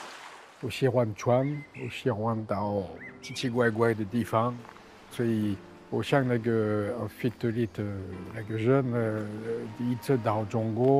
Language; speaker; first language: Chinese; non-native, fluent; French